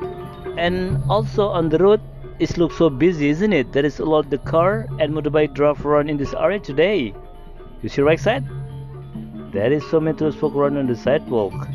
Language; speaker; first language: English; non-native, learner; Indonesian